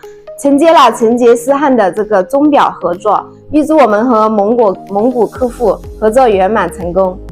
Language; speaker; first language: Chinese; native; Chinese